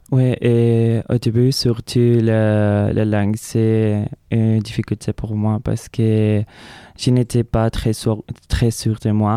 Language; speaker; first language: French; non-native, learner; Spanish